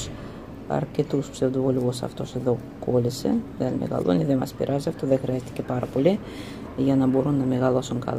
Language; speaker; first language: Greek; non-native, fluent; Russian